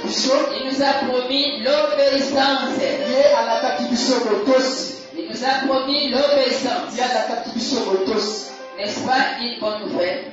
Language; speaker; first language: French; non-native, local second language; Lingala